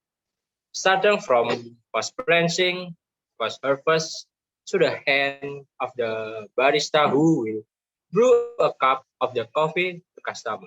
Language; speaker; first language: English; non-native, learner; Indonesian